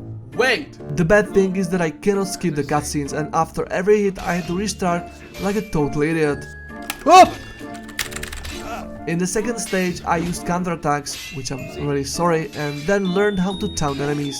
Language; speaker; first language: English; non-native, fluent; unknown